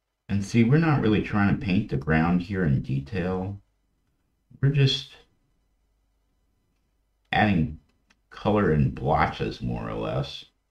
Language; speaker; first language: English; native; English